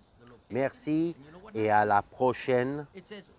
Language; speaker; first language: French; non-native, fluent; English